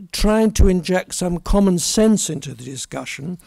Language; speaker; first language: English; native; English